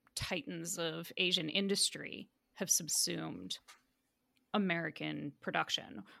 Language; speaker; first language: English; native; English